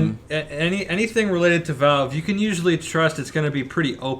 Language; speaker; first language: English; native; English